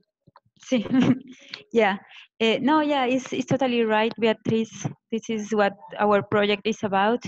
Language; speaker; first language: English; non-native, fluent; Spanish